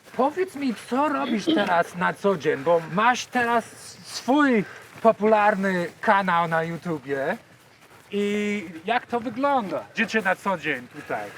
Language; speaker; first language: Polish; non-native, learner; English